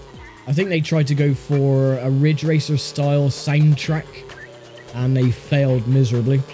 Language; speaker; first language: English; native; English